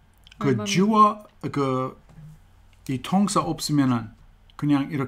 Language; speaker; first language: Korean; non-native, fluent; English